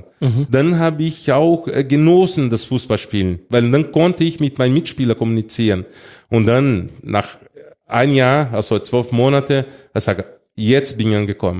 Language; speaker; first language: German; non-native, fluent; Portuguese